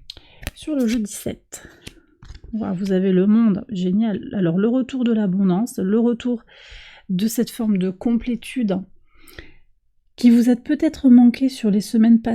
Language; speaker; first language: French; native; French